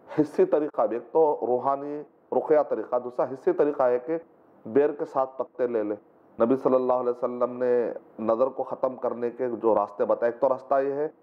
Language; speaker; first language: Urdu; native; Urdu